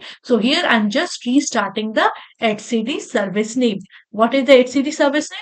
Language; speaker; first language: English; non-native, local second language; Hindi